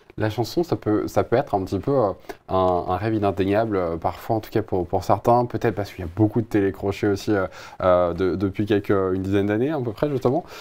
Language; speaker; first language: French; native; French